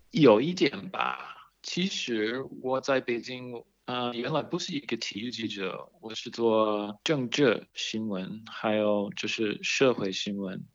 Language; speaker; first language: Chinese; non-native, fluent; English